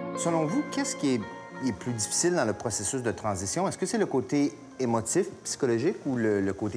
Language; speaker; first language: French; native; French